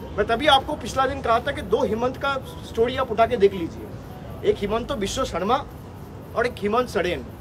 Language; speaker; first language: Hindi; non-native, local second language; Bangla